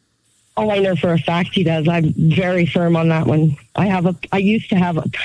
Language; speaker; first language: English; native; English